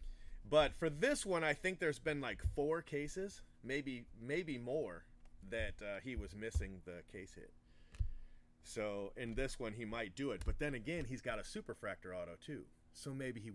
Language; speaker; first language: English; native; English